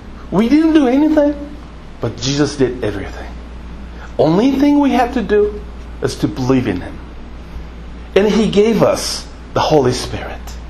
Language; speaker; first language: English; non-native, fluent; Japanese